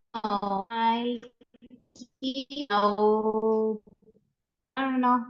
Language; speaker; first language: English; non-native, learner; Spanish